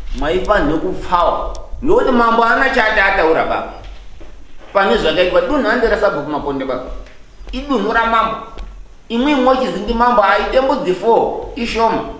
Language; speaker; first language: Shona; native; Shona